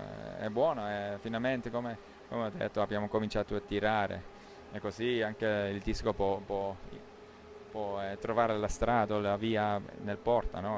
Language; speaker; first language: Italian; non-native, local second language; German